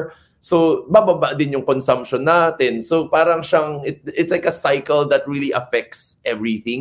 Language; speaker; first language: English; non-native, local second language; Cebuano